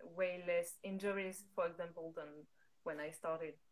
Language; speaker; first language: English; non-native, fluent; French